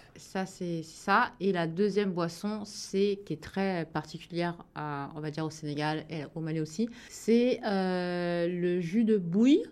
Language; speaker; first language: French; early bilingual, other home language; Wolof